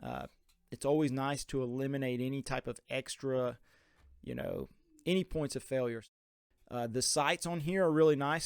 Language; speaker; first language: English; native; English